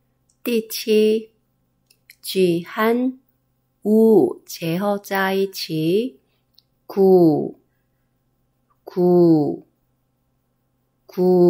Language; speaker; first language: Chinese; non-native, fluent; Korean